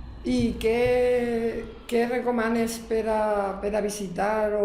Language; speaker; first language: Catalan; non-native, local second language; Spanish